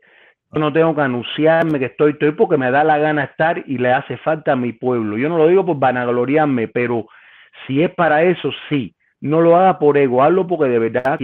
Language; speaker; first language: Spanish; native; Spanish